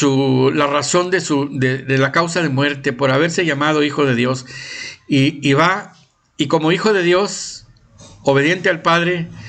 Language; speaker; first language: Spanish; native; Spanish